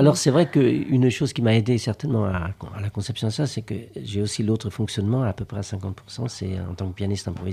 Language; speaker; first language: French; native; French